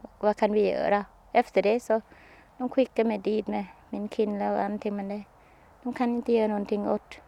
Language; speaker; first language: Swedish; non-native, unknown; Thai